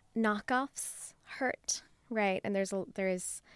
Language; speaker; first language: English; non-native, local second language; Urdu